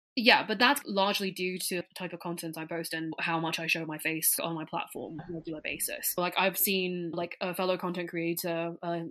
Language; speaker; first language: English; non-native, local second language; Cantonese